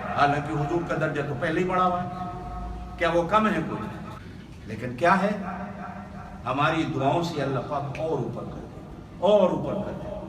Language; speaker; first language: Urdu; non-native, local second language; Pashto